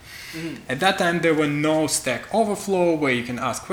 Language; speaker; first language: English; non-native, fluent; Russian